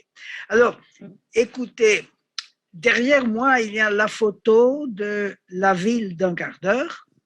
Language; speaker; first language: French; non-native, learner; Greek